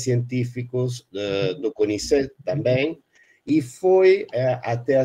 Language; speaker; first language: Portuguese; non-native, fluent; Spanish